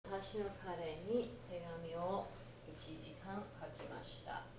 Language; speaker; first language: Japanese; non-native, fluent; English